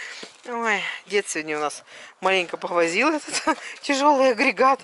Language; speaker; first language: Russian; native; Russian